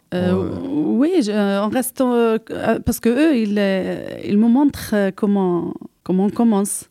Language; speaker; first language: French; non-native, local second language; Arabic